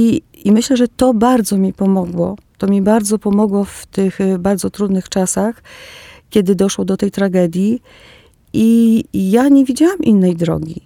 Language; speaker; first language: Polish; early bilingual, other home language; Greek